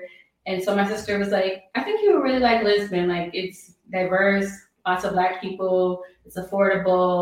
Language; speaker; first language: English; native; English